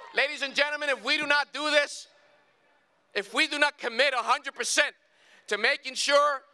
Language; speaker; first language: English; early bilingual, other home language; Spanish